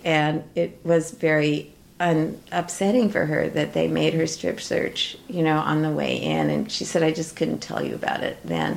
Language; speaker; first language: English; native; English